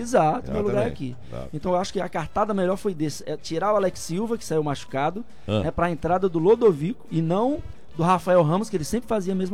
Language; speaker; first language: Portuguese; native; Portuguese